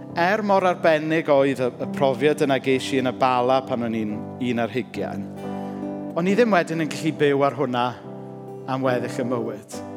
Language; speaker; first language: Welsh; native; Welsh